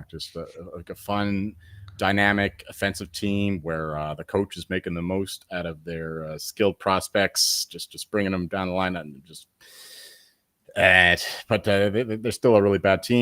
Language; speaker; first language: English; native; English